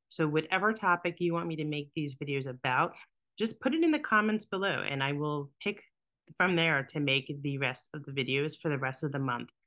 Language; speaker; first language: English; native; English